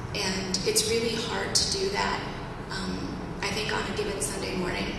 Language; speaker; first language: English; native; English